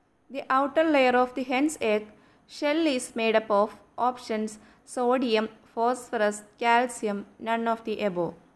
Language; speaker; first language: English; non-native, local second language; Malayalam